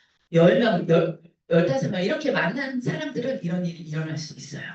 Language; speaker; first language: Korean; native; Korean